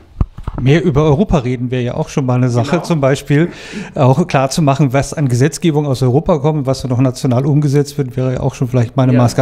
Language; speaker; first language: German; native; German